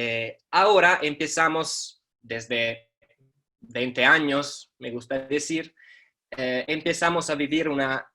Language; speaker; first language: Spanish; non-native, fluent; Italian